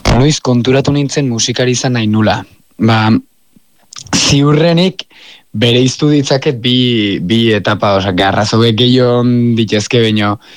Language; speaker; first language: Basque; native; Basque